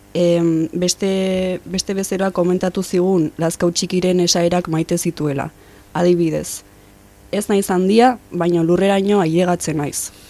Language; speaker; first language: Basque; non-native, local second language; Spanish